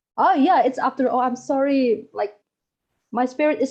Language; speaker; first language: English; non-native, fluent; Indonesian